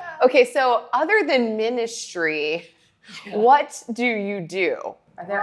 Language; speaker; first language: English; native; English